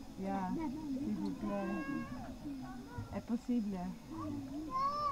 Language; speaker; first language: French; non-native, learner; Dutch